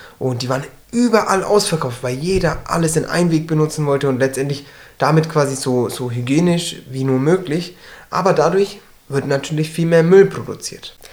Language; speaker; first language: German; early bilingual, other home language; Turkish